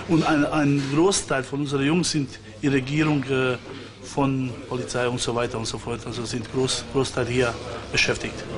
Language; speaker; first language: German; early bilingual, other home language; Bosnian